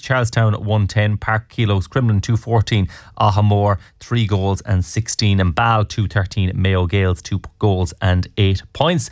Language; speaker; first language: English; native; English